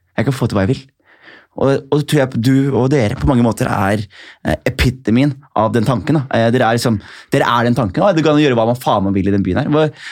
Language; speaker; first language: Norwegian; early bilingual, other home language; Somali